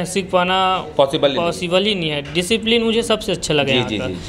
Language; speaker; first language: Hindi; native; Hindi